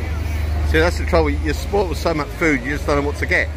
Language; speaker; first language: English; native; English